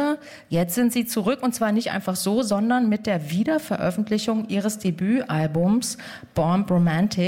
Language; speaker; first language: German; native; German